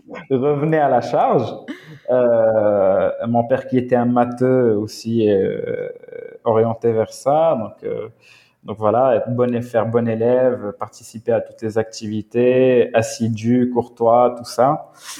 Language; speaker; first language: French; non-native, local second language; Arabic